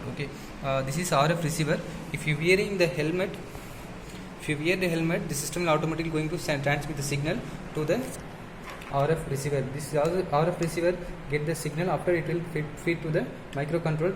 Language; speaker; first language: English; non-native, local second language; Tamil